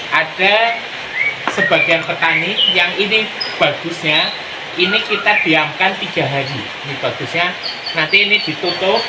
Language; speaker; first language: Indonesian; non-native, local second language; Javanese